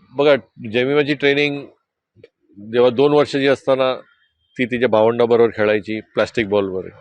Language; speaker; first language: Marathi; non-native, local second language; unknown